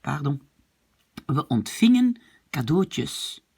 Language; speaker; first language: Dutch; non-native, fluent; French